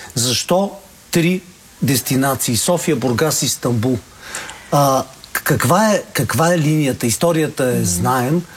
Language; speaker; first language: Bulgarian; native; Bulgarian